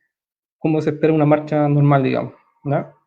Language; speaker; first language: Spanish; native; Spanish